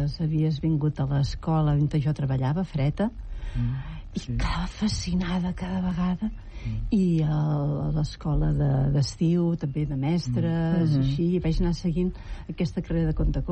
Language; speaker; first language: Catalan; native; Catalan